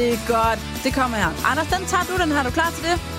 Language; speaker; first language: Danish; native; Danish